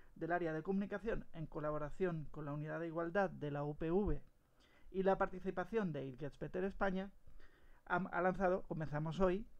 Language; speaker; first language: Spanish; native; Spanish